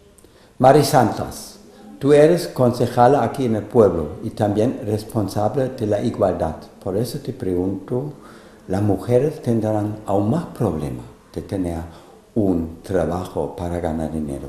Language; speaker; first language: Spanish; non-native, fluent; German